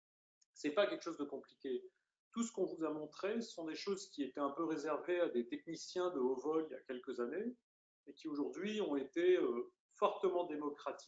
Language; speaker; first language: French; native; French